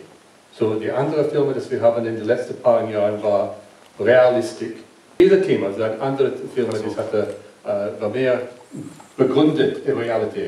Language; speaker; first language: German; non-native, learner; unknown